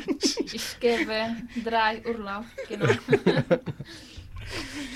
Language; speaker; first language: German; non-native, learner; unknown